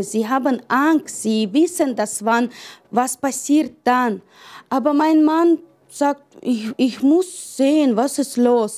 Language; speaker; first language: German; non-native, learner; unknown